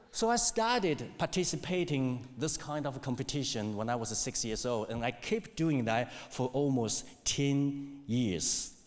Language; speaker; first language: English; non-native, fluent; Chinese